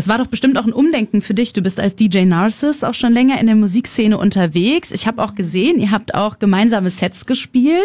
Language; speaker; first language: German; native; German